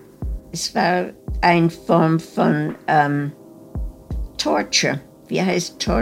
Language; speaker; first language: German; early bilingual, heritage; German